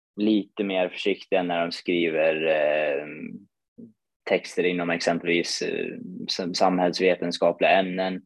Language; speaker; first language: Swedish; early bilingual, other home language; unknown